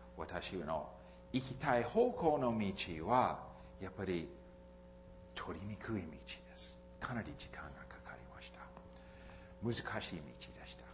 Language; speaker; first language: Japanese; non-native, fluent; English